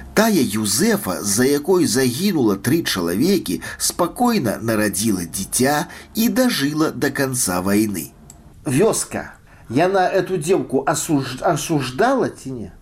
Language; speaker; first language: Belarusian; native; Belarusian